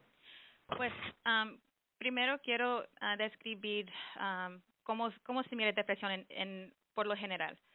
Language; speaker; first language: Spanish; early bilingual, heritage; Spanish